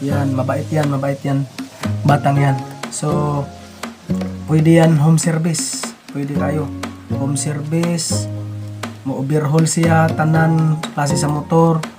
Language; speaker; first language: Filipino; non-native, local second language; Cebuano